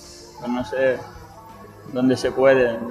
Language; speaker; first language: Spanish; non-native, fluent; Ukrainian